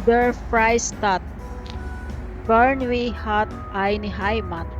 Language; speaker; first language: German; non-native, learner; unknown